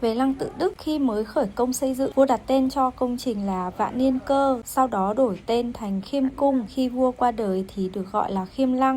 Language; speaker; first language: Vietnamese; native; Vietnamese